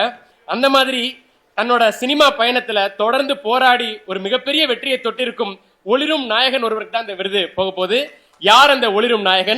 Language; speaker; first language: Tamil; native; Tamil